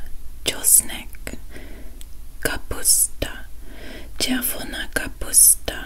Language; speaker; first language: Polish; non-native, learner; Dutch